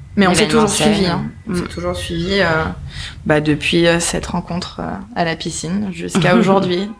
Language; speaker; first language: French; native; French